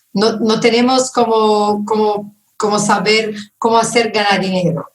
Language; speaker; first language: Spanish; non-native, fluent; Portuguese